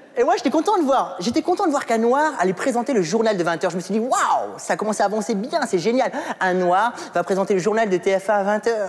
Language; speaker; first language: French; early bilingual, other home language; Arabic